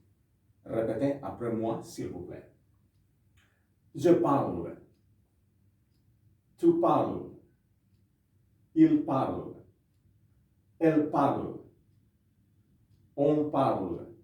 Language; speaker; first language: French; non-native, fluent; Indonesian